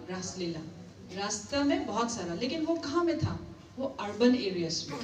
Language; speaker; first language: Hindi; non-native, local second language; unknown